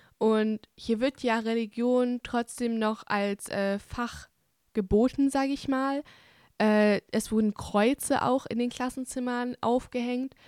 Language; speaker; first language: German; native; German